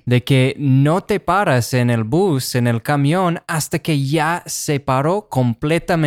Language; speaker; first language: Spanish; non-native, fluent; English